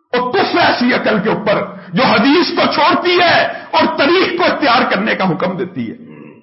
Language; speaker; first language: Urdu; native; Urdu